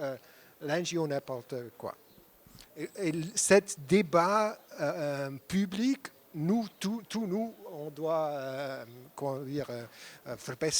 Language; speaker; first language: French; non-native, local second language; German